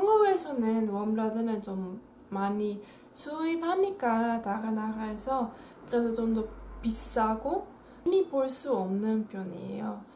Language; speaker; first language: Korean; non-native, fluent; Dutch